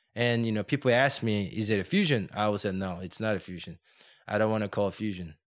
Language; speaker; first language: English; non-native, fluent; Korean